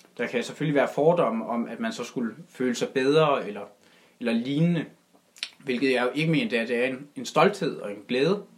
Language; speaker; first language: Danish; native; Danish